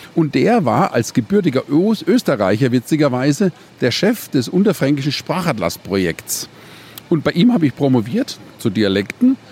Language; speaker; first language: German; native; German